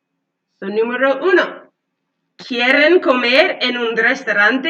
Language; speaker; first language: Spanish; non-native, learner; English